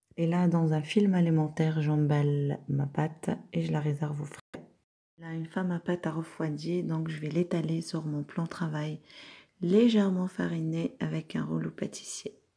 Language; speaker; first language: French; non-native, local second language; Arabic